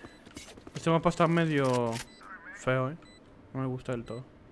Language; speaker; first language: Spanish; native; Spanish